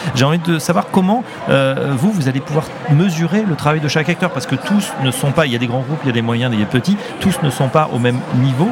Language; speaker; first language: French; native; French